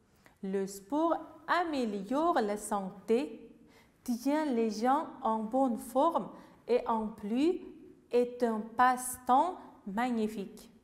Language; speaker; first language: French; non-native, fluent; Uzbek